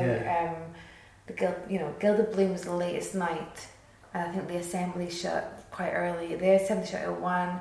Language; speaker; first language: English; native; English